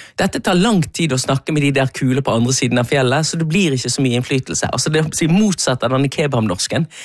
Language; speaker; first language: Norwegian; native; Norwegian